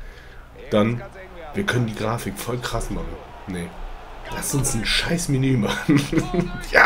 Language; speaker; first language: German; native; German